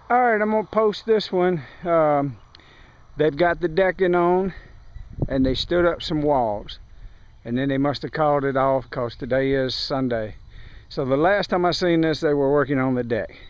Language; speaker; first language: English; native; English